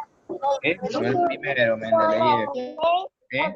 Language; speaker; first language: Spanish; native; Spanish